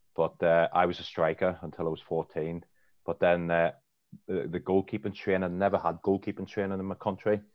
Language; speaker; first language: English; native; English